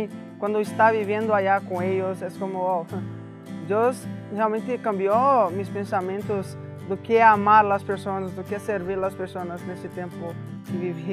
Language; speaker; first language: Spanish; non-native, fluent; Portuguese